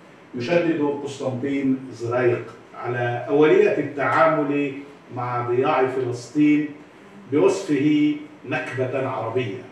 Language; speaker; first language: Arabic; native; Arabic